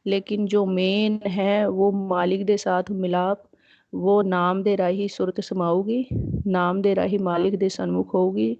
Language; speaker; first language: Hindi; non-native, local second language; Punjabi